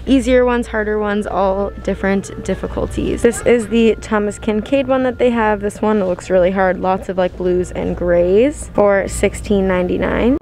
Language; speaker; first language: English; native; English